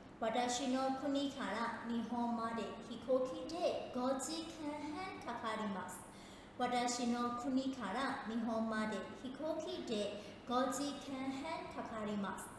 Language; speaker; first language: Japanese; non-native, fluent; Burmese